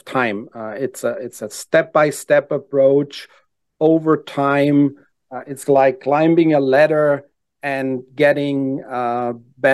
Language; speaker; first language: English; non-native, fluent; German